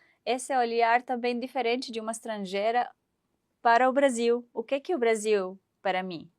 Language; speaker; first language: Portuguese; non-native, fluent; Arabic